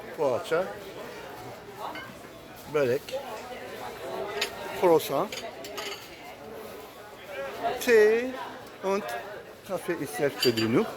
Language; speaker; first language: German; non-native, fluent; Turkish